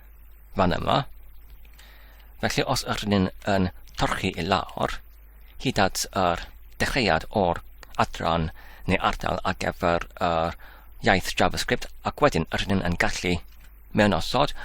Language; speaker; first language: Welsh; non-native, learner; English